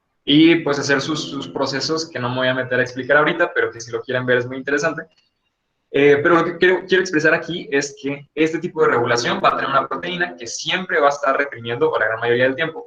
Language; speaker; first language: Spanish; native; Spanish